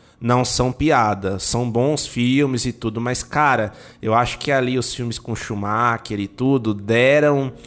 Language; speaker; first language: Portuguese; native; Portuguese